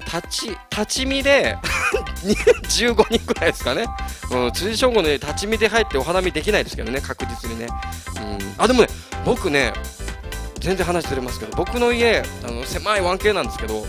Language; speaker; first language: Japanese; native; Japanese